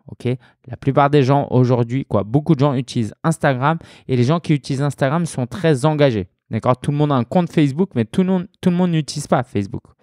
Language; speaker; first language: French; native; French